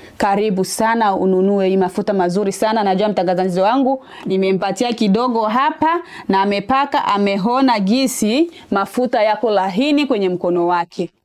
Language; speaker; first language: Swahili; native; Swahili